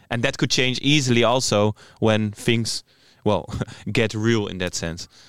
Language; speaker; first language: English; non-native, fluent; Dutch